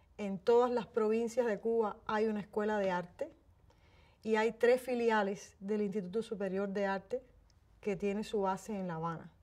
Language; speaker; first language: Spanish; native; Spanish